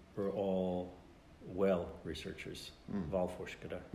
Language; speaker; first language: Norwegian; non-native, fluent; English